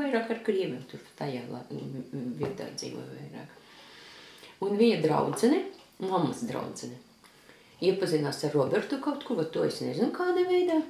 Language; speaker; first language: Latvian; early bilingual, heritage; Latvian